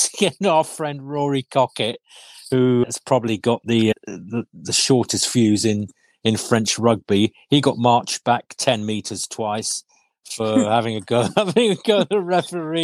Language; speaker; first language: English; non-native, local second language; Welsh